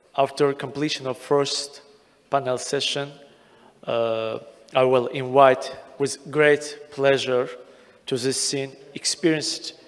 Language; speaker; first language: English; non-native, fluent; Azerbaijani